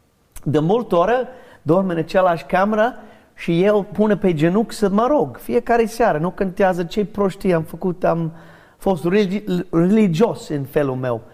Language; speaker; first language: Romanian; non-native, learner; English